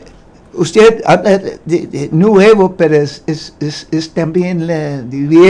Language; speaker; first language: Spanish; non-native, learner; English